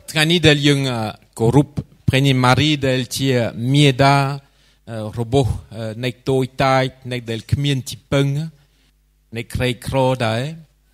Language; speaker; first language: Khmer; non-native, fluent; French